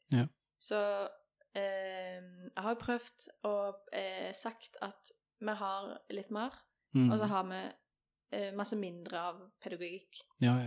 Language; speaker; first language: Norwegian; native; Norwegian